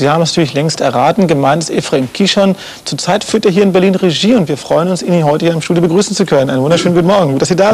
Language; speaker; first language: German; native; German